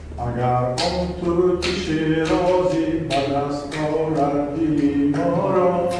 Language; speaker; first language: Russian; non-native, local second language; Tajik